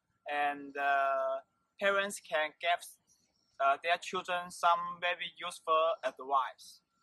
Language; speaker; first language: English; non-native, learner; Chinese